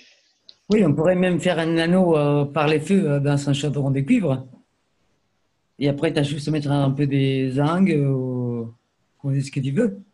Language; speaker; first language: French; native; French